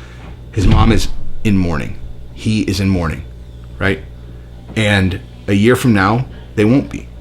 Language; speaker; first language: English; native; English